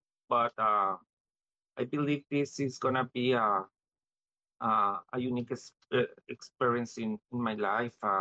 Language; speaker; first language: English; non-native, learner; Spanish